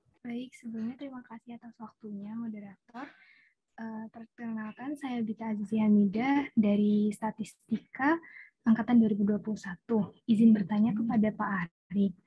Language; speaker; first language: Indonesian; native; Indonesian